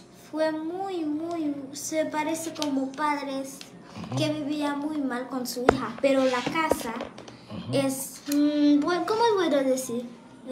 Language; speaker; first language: Spanish; non-native, learner; Haitian Creole